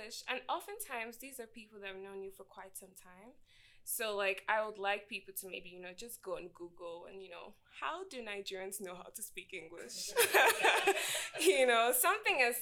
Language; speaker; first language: English; non-native, local second language; Igbo